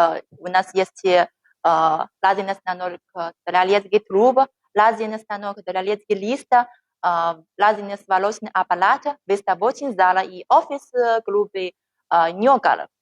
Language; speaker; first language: Russian; non-native, learner; Chinese